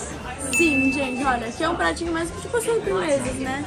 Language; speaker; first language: Portuguese; native; Portuguese